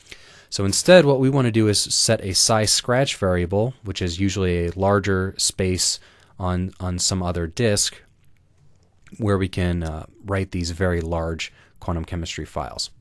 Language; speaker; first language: English; native; English